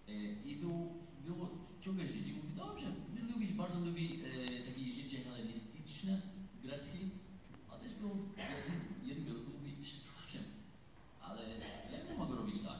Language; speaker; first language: Polish; non-native, learner; English